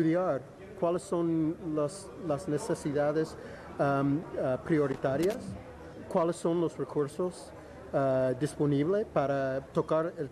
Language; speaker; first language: Spanish; non-native, fluent; English